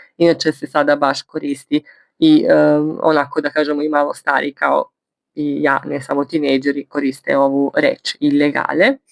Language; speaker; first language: Bosnian; early bilingual, heritage; Bosnian